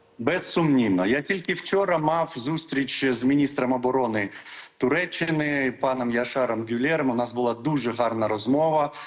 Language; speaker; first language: Ukrainian; non-native, local second language; Crimean Tatar